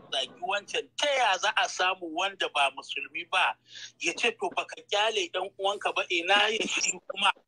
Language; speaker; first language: Hausa; native; Hausa